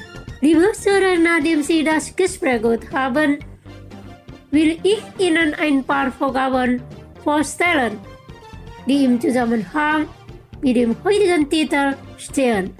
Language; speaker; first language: German; non-native, fluent; Indonesian